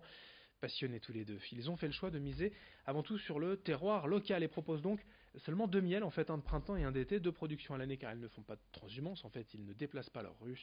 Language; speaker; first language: French; native; French